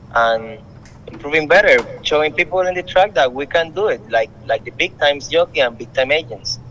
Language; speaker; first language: English; non-native, learner; Spanish